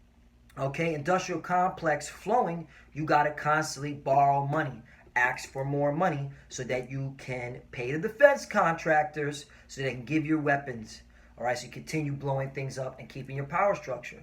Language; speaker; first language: English; native; English